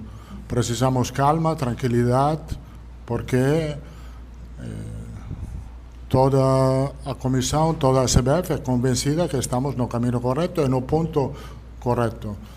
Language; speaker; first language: Portuguese; non-native, learner; Italian